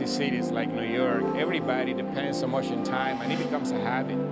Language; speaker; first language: English; non-native, fluent; Spanish